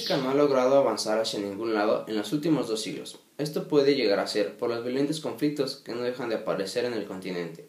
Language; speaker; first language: Spanish; native; Spanish